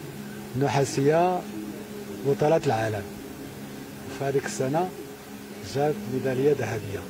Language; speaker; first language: Arabic; native; Arabic